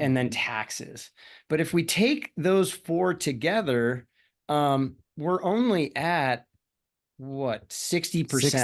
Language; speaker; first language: English; native; English